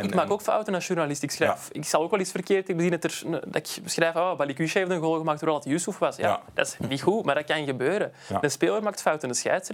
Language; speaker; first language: Dutch; native; Dutch